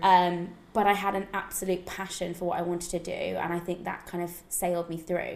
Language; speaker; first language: English; native; English